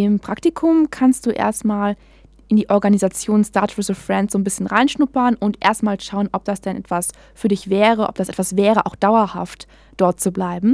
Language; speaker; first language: German; native; German